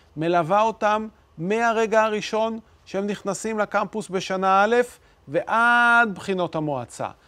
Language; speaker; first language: Hebrew; native; Hebrew